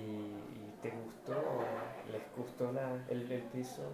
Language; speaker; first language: Spanish; non-native, fluent; English